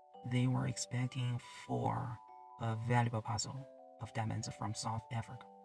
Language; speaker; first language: English; non-native, learner; Chinese